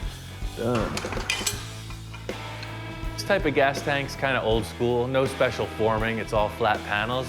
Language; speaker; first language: English; native; English